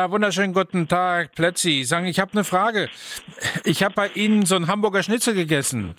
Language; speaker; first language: German; native; German